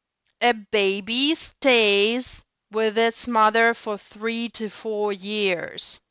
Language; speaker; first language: English; non-native, fluent; Russian